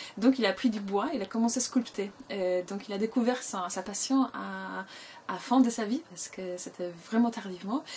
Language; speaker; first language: French; non-native, fluent; Polish